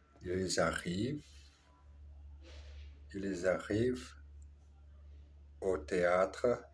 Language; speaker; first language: French; non-native, learner; Portuguese